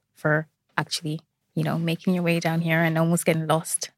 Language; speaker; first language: English; non-native, local second language; Igbo